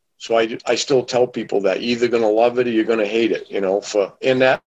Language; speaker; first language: English; native; English